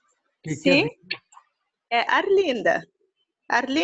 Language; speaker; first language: Portuguese; non-native, local second language; Kabuverdianu